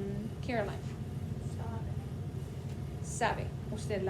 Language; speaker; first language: Spanish; non-native, fluent; English